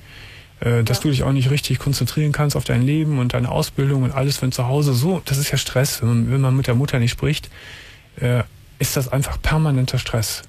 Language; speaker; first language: German; native; German